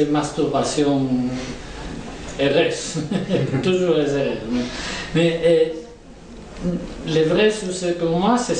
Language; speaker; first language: French; non-native, learner; Spanish